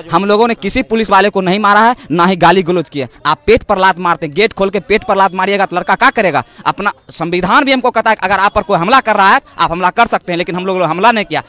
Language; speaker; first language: Hindi; native; Hindi